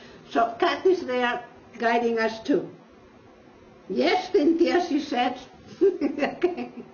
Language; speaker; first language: English; non-native, fluent; Spanish